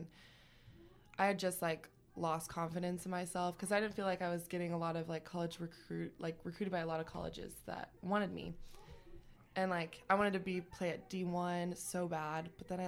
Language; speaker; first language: English; native; English